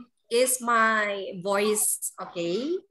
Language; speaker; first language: English; non-native, fluent; Indonesian